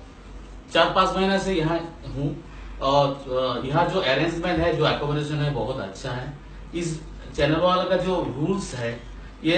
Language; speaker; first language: Hindi; non-native, local second language; Bangla